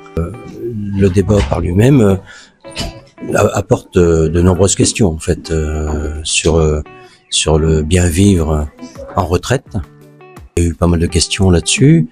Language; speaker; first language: French; native; French